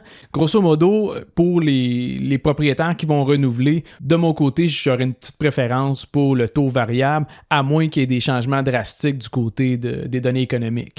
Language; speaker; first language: French; native; French